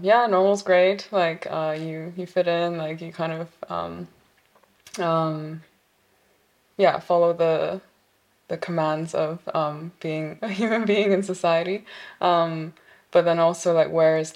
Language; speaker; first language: English; non-native, local second language; Korean